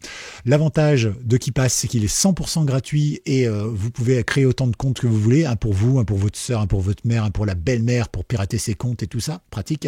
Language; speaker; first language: French; native; French